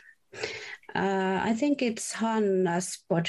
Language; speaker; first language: English; non-native, fluent; Finnish